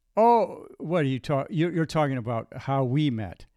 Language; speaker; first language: English; native; English